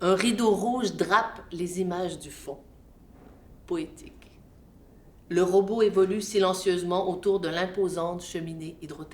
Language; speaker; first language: French; native; French